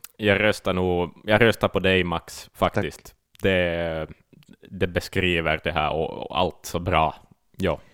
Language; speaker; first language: Swedish; native; Swedish